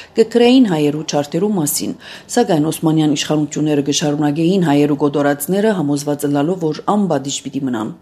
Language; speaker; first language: Armenian; native; Armenian